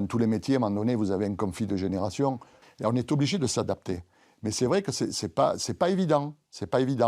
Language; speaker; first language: French; native; French